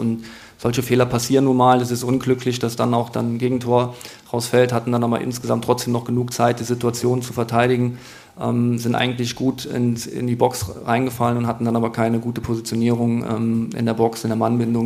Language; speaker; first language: German; native; German